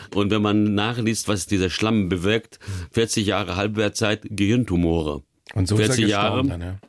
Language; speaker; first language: German; early bilingual, other home language; Hungarian